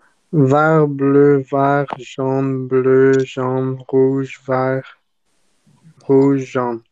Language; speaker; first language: French; native; French